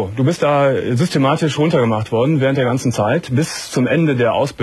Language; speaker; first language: German; native; German